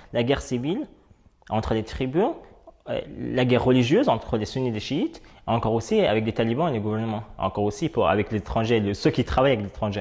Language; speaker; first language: French; non-native, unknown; Persian